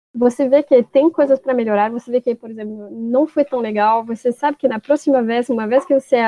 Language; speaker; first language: Portuguese; non-native, fluent; French